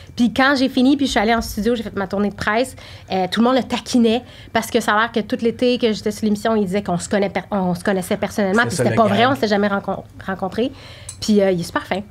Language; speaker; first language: French; native; French